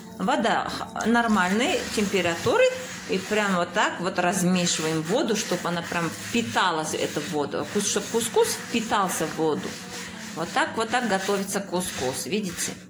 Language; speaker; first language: Russian; non-native, local second language; Kazakh